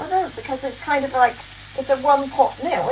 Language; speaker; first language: English; native; English